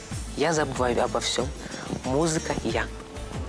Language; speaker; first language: Russian; non-native, local second language; Uyghur